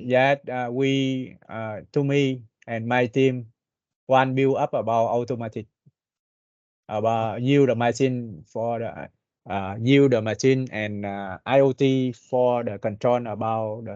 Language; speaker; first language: English; non-native, learner; Vietnamese